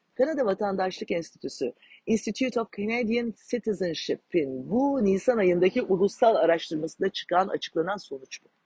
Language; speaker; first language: Turkish; native; Turkish